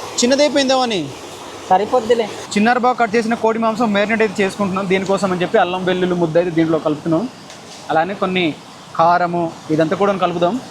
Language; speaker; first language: Telugu; non-native, local second language; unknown